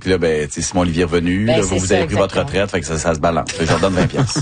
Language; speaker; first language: French; native; French